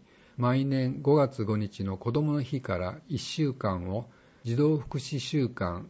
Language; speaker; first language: Japanese; native; Japanese